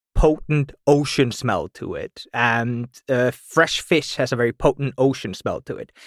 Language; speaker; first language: English; native; English